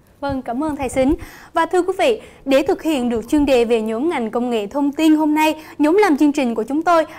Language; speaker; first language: Vietnamese; native; Vietnamese